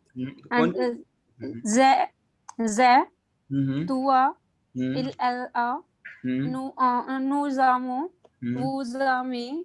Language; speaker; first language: French; non-native, learner; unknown